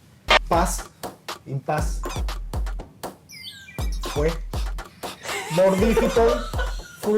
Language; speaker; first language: English; non-native, learner; Spanish